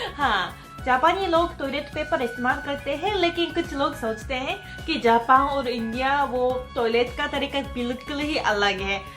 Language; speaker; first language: Hindi; non-native, fluent; Japanese